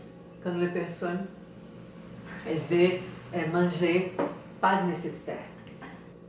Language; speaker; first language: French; non-native, learner; Portuguese